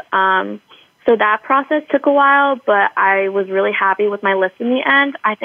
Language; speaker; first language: English; native; English